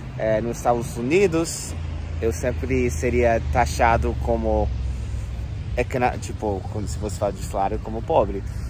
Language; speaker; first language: Portuguese; non-native, fluent; English